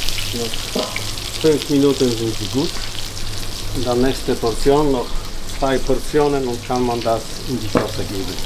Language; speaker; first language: German; non-native, fluent; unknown